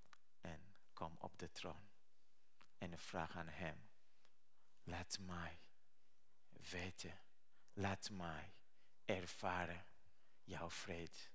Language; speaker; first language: Dutch; non-native, learner; Rundi